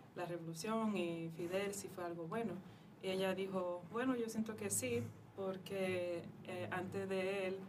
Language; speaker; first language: Spanish; early bilingual, heritage; Spanish